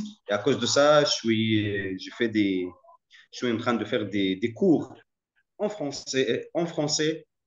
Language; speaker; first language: French; non-native, fluent; Arabic